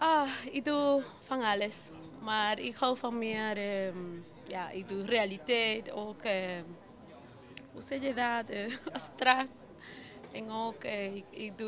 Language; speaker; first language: Dutch; non-native, learner; Spanish